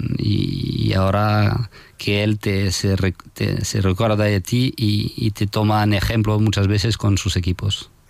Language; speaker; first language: Spanish; non-native, fluent; French